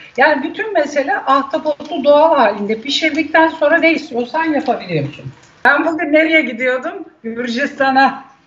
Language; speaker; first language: Turkish; native; Turkish